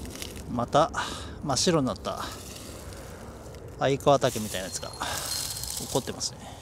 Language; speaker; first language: Japanese; native; Japanese